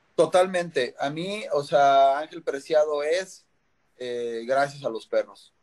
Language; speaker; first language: Spanish; native; Spanish